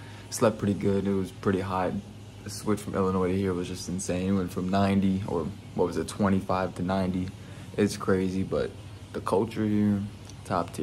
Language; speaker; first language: English; native; English